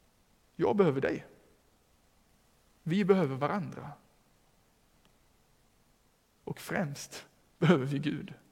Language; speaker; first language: Swedish; native; Swedish